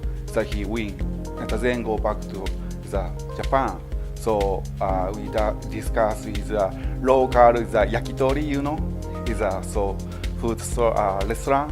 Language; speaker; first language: English; non-native, learner; Japanese